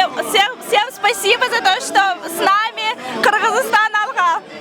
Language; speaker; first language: Russian; non-native, local second language; Kyrgyz